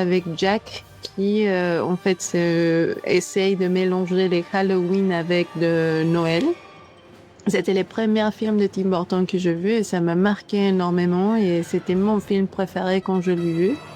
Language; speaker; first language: French; non-native, fluent; Spanish